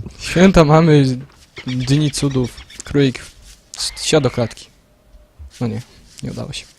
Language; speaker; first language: Polish; native; Polish